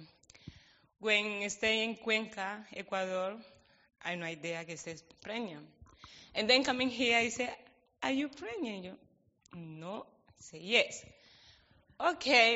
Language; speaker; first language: English; non-native, learner; Spanish